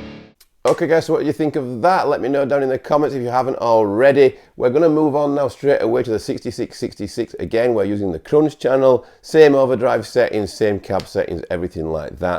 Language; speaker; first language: English; native; English